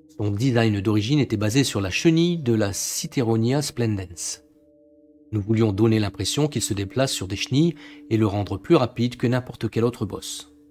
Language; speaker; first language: French; native; French